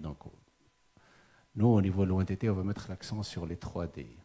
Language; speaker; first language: French; non-native, local second language; Arabic